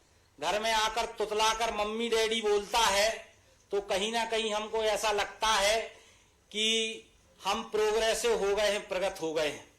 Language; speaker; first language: Hindi; native; Hindi